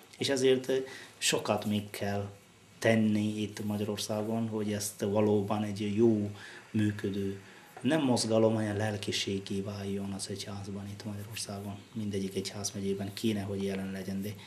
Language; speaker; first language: Hungarian; non-native, fluent; Malayalam